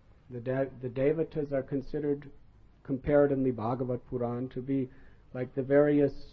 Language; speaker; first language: English; native; English